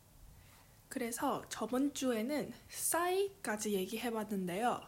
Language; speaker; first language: Korean; early bilingual, heritage; English